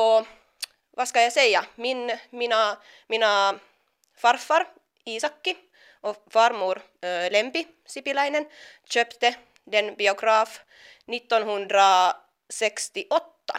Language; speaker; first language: Swedish; non-native, local second language; Finnish